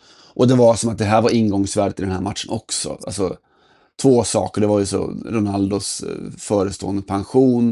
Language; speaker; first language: Swedish; native; Swedish